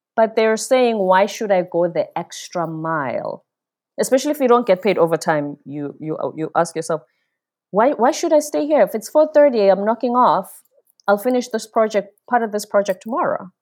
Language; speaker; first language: English; non-native, local second language; Zulu